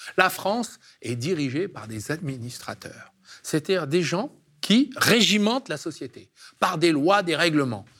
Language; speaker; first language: French; native; French